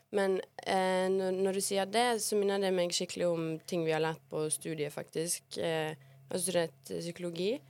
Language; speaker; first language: Norwegian; early bilingual, other home language; Bosnian